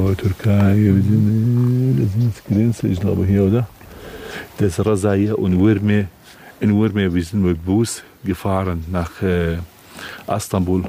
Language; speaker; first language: German; non-native, learner; Kurdish